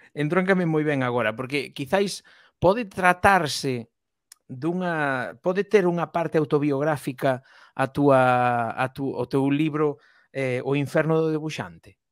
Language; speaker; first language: Galician; native; Galician